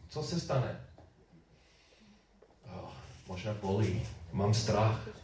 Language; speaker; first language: Czech; non-native, learner; English